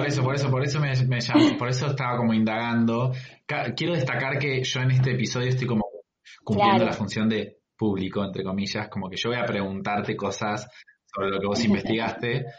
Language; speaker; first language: Spanish; native; Spanish